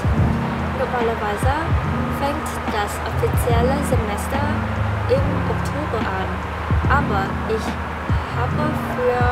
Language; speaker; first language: German; non-native, learner; Vietnamese